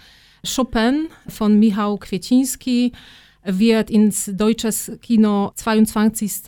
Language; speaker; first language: German; non-native, fluent; Polish